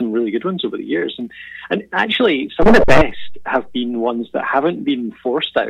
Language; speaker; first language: English; native; English